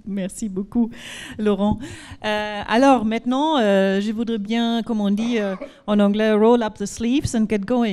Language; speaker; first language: French; non-native, fluent; German